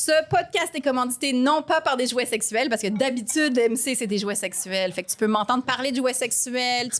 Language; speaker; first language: French; native; French